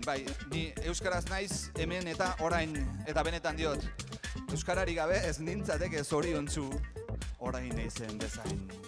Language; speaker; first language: Basque; native; Basque